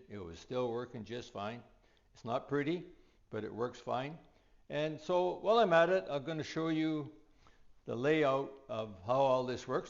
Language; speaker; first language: English; native; English